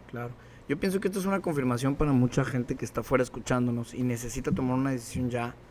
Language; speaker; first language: Spanish; native; Spanish